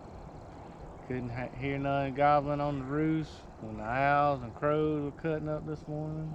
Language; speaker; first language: English; native; English